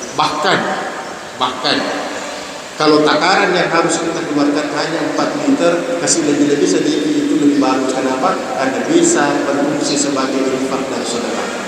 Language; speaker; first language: Malay; non-native, local second language; Buginese